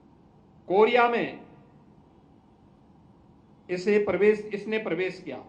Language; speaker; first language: Hindi; native; Hindi